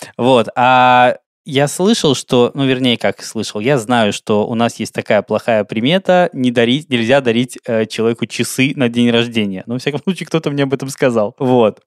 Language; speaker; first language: Russian; native; Russian